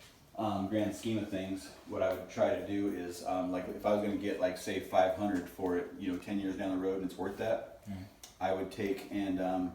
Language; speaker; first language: English; native; English